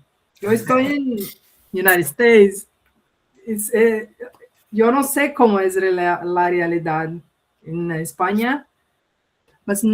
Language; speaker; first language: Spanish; non-native, learner; Portuguese